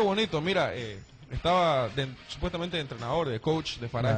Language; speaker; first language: Spanish; native; Spanish